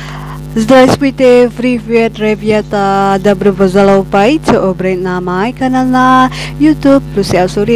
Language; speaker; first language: Russian; non-native, learner; Indonesian